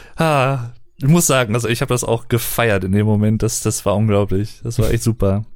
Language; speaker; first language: German; native; German